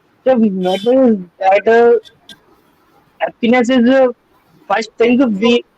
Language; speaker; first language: English; non-native, learner; Hindi